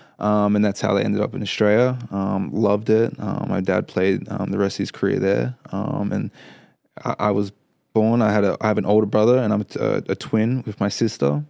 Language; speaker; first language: English; native; English